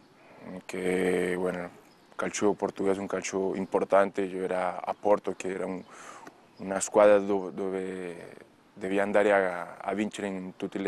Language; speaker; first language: Italian; non-native, learner; Spanish